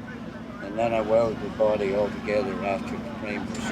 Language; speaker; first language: English; native; English